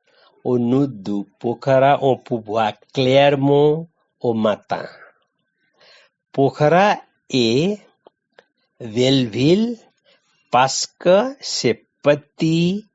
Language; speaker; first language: French; non-native, learner; Nepali